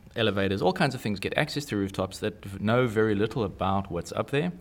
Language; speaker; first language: English; native; English